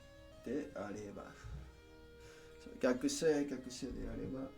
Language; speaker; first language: Japanese; non-native, learner; Spanish